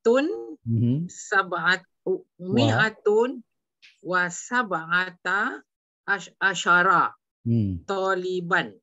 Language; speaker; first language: Arabic; non-native, learner; Malay